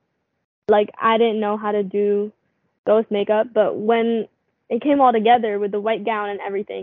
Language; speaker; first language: English; non-native, local second language; Filipino